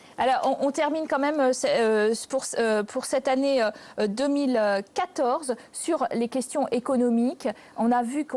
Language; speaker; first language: French; native; French